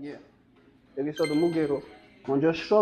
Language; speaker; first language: Korean; non-native, learner; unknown